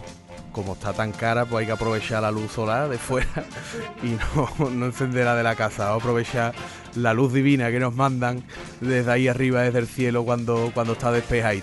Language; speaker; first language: Spanish; native; Spanish